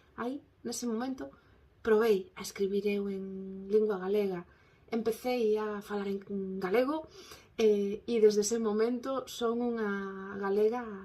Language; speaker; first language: Galician; non-native, local second language; Spanish